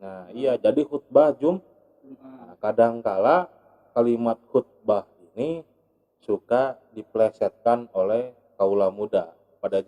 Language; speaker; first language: Indonesian; native; Indonesian